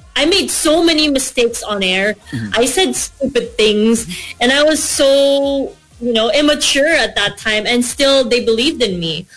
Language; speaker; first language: English; non-native, local second language; Korean